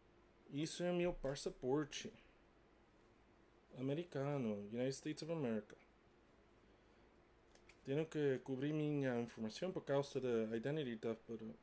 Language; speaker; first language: Portuguese; non-native, learner; English